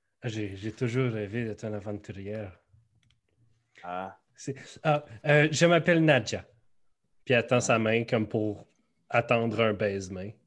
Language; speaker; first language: French; native; French